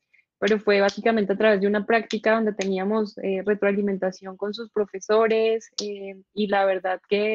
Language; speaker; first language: Spanish; native; Spanish